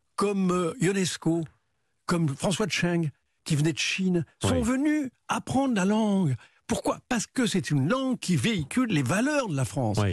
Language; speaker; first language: French; native; French